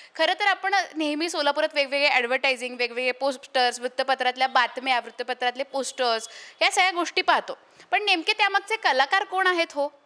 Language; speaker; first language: Marathi; native; Marathi